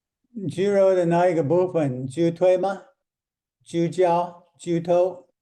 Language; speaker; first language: Chinese; non-native, fluent; English